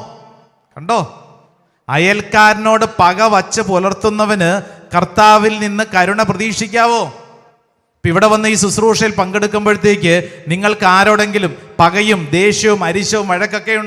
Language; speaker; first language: Malayalam; native; Malayalam